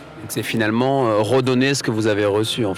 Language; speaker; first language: French; native; French